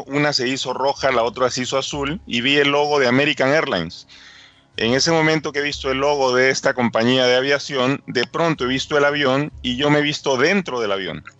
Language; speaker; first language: Spanish; native; Spanish